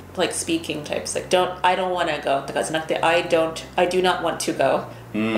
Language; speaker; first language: English; native; English